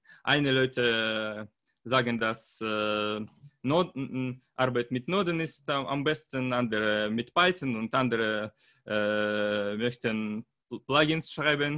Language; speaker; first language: German; non-native, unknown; Russian